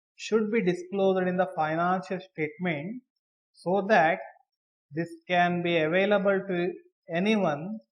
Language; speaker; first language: English; non-native, local second language; Kannada